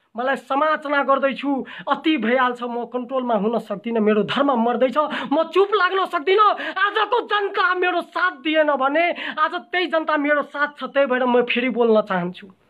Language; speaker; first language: Nepali; non-native, local second language; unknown